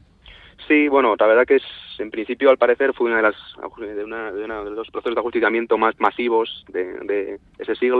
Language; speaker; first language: Spanish; native; Spanish